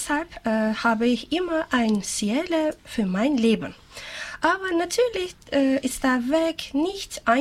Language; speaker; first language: German; non-native, learner; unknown